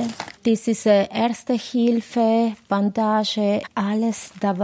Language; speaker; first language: German; non-native, fluent; Spanish